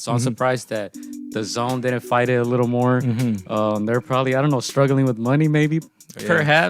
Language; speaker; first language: English; native; English